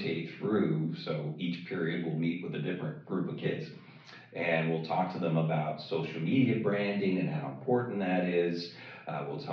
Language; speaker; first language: English; native; English